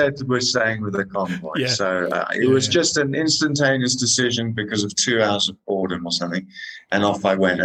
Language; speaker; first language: English; native; English